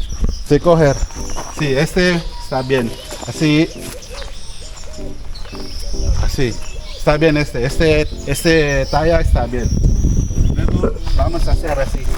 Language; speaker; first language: Spanish; non-native, learner; Filipino